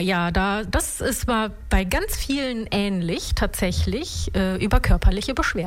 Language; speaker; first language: German; early bilingual, other home language; Italian